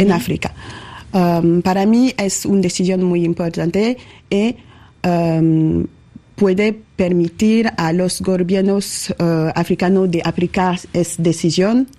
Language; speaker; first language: Spanish; non-native, learner; French